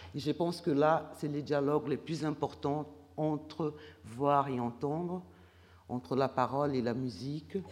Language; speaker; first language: French; non-native, fluent; Portuguese